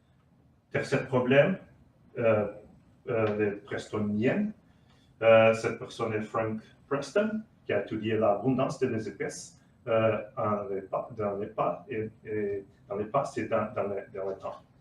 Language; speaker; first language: French; non-native, learner; Portuguese